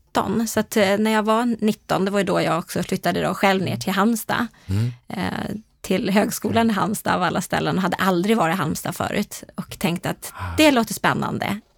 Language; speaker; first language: Swedish; native; Swedish